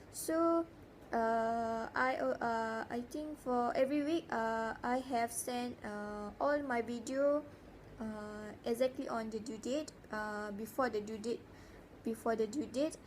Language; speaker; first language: English; non-native, learner; Malay